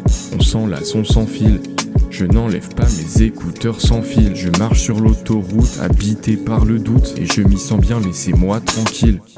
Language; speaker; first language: French; native; French